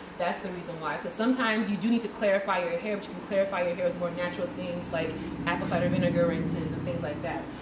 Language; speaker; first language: English; native; English